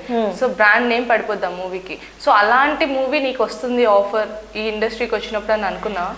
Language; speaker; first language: Telugu; native; Telugu